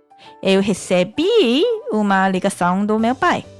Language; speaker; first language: Portuguese; non-native, learner; Korean